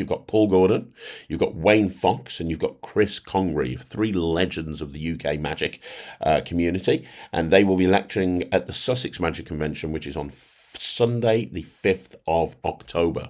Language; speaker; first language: English; native; English